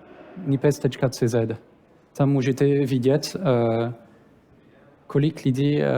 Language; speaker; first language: Czech; non-native, learner; French